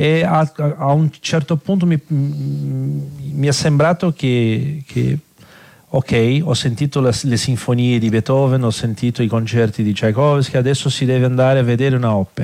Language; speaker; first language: Italian; non-native, fluent; Portuguese